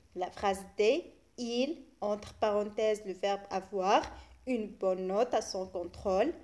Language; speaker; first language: French; non-native, local second language; Arabic